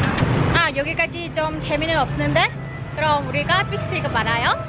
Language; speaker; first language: Korean; non-native, learner; Vietnamese